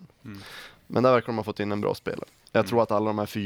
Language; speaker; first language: Swedish; native; Swedish